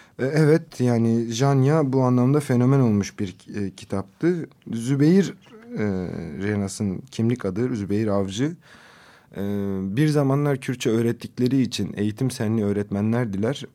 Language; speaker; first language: Turkish; non-native, local second language; Kurdish